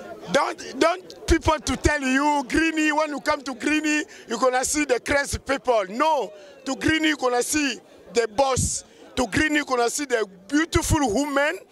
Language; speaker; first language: English; non-native, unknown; Lingala